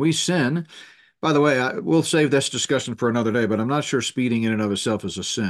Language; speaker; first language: English; native; English